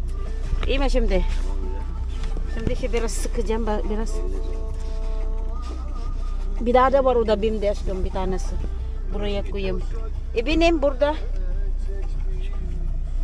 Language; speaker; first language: Turkish; non-native, learner; Filipino